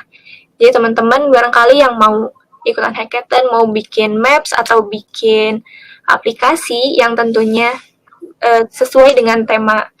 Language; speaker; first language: Indonesian; native; Indonesian